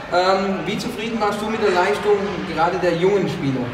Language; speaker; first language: German; native; German